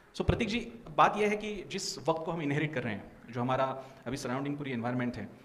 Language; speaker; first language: Hindi; non-native, local second language; Marathi